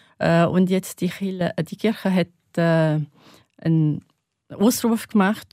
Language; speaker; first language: German; non-native, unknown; Arabic